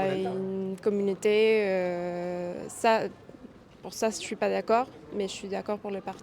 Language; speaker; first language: French; non-native, fluent; Spanish